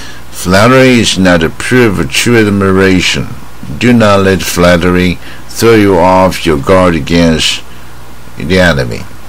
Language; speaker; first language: English; non-native, fluent; Chinese